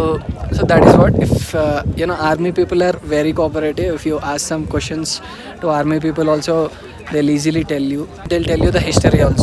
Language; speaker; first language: English; non-native, local second language; Telugu